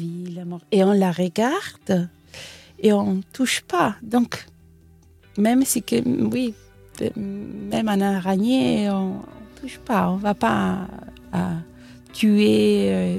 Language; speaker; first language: French; non-native, fluent; Italian